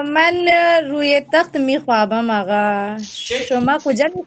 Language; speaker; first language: Persian; non-native, learner; Urdu